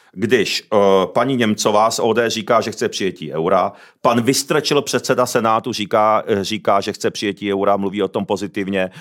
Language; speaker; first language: Czech; early bilingual, other home language; Japanese